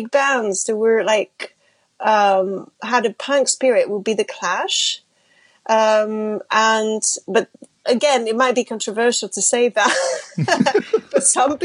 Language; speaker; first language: English; non-native, fluent; French